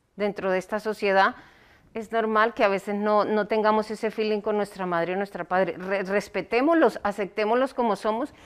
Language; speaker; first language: Spanish; native; Spanish